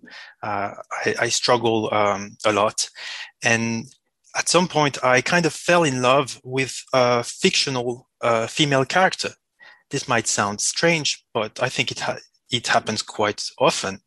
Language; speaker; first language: English; non-native, fluent; French